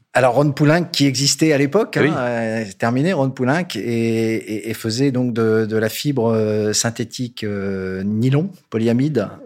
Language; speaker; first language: French; native; French